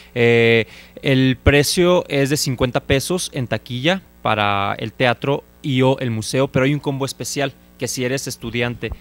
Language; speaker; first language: Spanish; native; Spanish